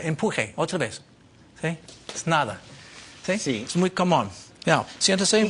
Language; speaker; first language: Spanish; non-native, learner; English